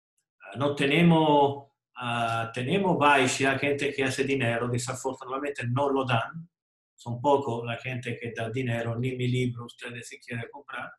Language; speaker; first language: Spanish; non-native, fluent; Italian